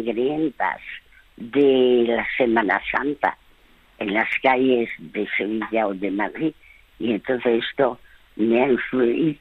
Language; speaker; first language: Spanish; early bilingual, other home language; French